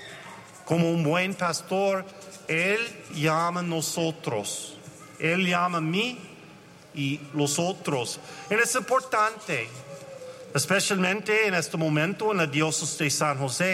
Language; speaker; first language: Spanish; non-native, learner; English